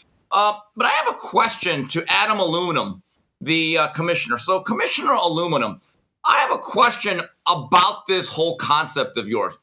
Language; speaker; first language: English; native; English